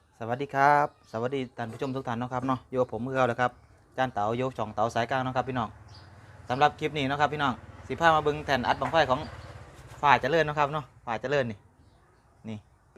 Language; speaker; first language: Thai; native; Thai